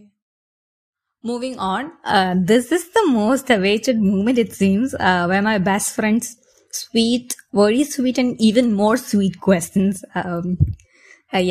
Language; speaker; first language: English; non-native, local second language; Malayalam